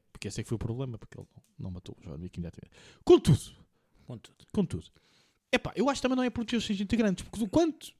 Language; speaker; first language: Portuguese; native; Portuguese